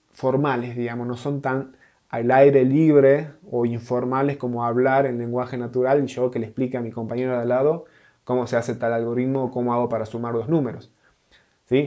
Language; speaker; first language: Spanish; native; Spanish